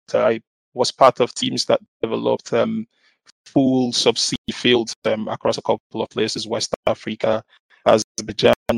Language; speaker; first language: English; non-native, local second language; Igbo